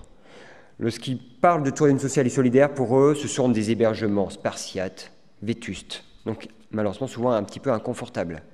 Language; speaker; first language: French; native; French